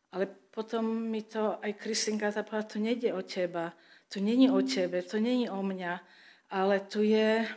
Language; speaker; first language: Slovak; non-native, local second language; German